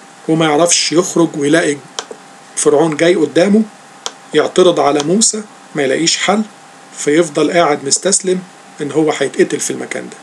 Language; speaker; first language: Arabic; native; Arabic